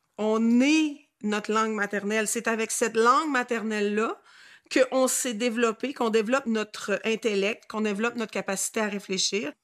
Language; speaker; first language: French; native; French